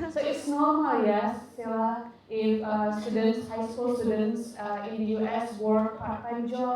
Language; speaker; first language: English; non-native, fluent; Indonesian